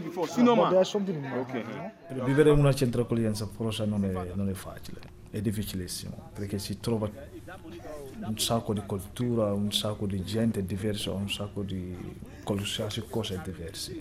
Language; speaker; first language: Italian; non-native, learner; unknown